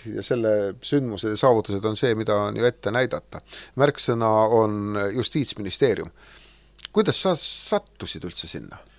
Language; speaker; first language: Estonian; native; Estonian